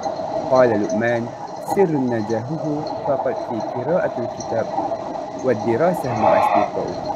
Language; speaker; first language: Arabic; non-native, learner; Malay